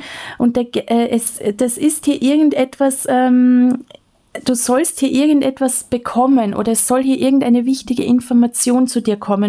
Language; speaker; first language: German; native; German